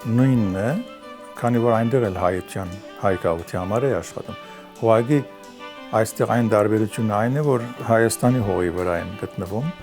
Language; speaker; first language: Armenian; early bilingual, heritage; Armenian